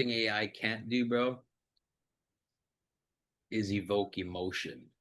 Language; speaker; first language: English; native; English